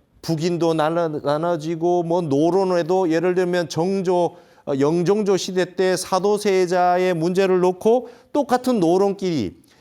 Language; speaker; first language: Korean; native; Korean